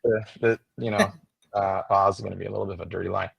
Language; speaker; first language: English; native; English